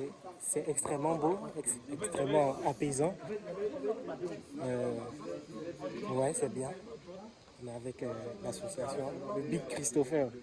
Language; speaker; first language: French; native; French